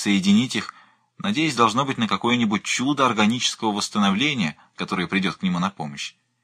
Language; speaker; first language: Russian; native; Russian